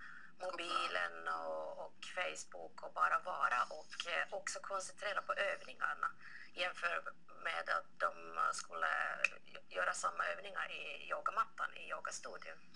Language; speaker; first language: Swedish; non-native, local second language; Finnish